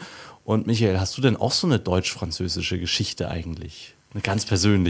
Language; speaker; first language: German; native; German